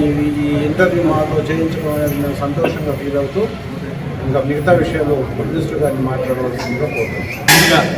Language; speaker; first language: Telugu; native; Telugu